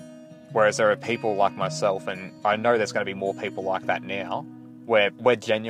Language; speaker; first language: English; native; English